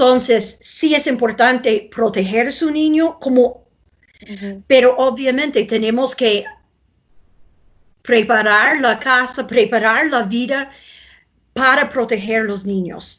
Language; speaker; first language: Spanish; non-native, fluent; English